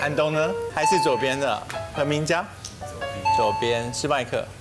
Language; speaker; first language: Chinese; native; Chinese